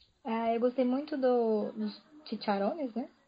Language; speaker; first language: Spanish; non-native, learner; Portuguese